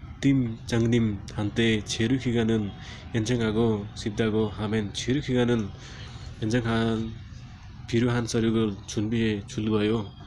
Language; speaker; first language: Korean; non-native, learner; Nepali